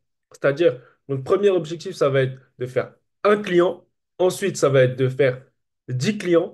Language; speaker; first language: French; native; French